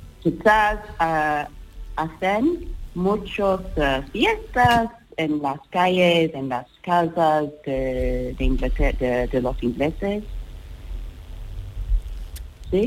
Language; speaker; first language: Spanish; non-native, learner; English